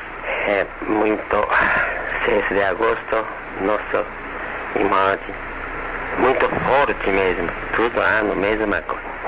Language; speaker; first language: Portuguese; non-native, learner; Japanese